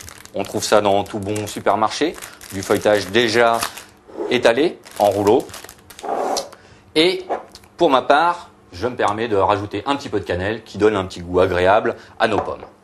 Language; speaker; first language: French; native; French